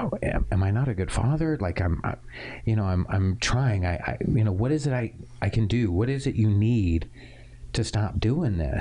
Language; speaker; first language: English; native; English